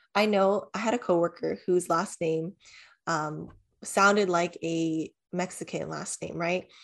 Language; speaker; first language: English; early bilingual, other home language; Vietnamese